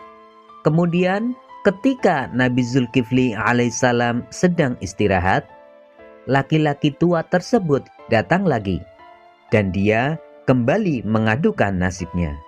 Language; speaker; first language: Indonesian; native; Indonesian